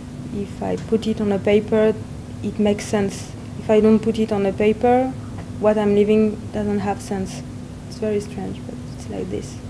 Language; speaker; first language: English; non-native, learner; French